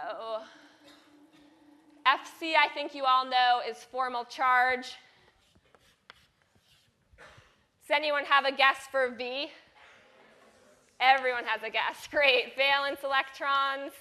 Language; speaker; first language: English; native; English